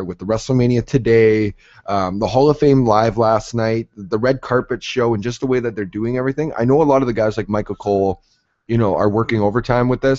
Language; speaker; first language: English; native; English